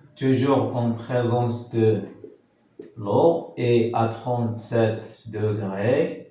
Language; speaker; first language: French; non-native, local second language; Arabic